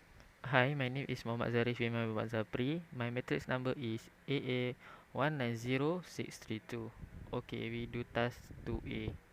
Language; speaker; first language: English; non-native, local second language; Malay